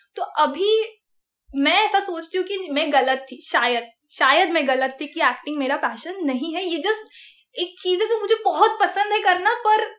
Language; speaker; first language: Hindi; non-native, local second language; Marathi